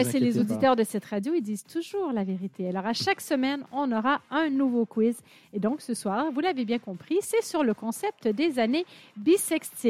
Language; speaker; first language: French; native; French